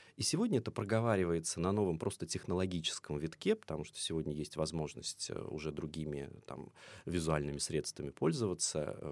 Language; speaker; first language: Russian; native; Russian